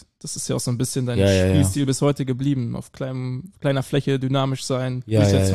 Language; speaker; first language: German; native; German